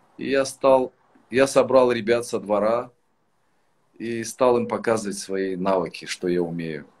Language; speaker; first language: Russian; native; Russian